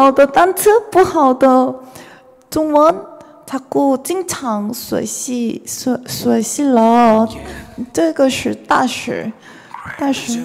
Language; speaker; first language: Chinese; non-native, learner; Korean